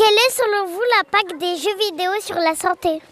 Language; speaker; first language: French; native; French